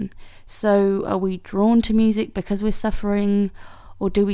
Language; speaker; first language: English; native; English